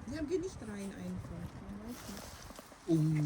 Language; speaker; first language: German; native; German